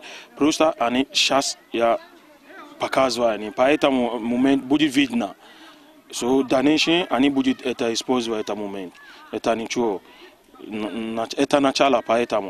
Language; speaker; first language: Russian; non-native, learner; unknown